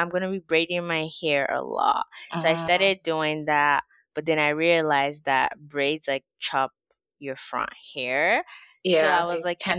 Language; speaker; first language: English; non-native, local second language; Yoruba